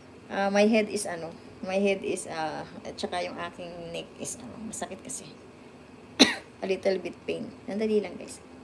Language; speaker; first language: English; non-native, local second language; Filipino